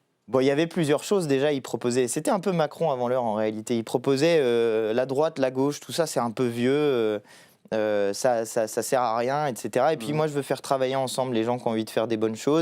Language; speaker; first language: French; native; French